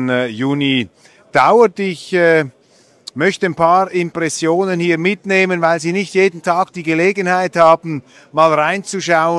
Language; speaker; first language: German; native; German